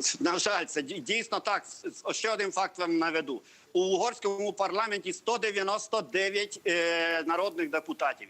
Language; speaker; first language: Ukrainian; non-native, local second language; Hungarian